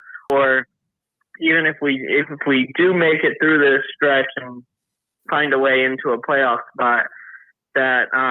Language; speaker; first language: English; native; English